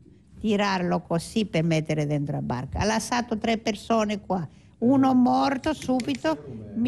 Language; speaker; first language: Italian; non-native, learner; Greek